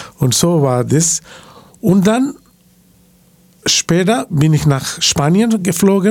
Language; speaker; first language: German; non-native, fluent; Bangla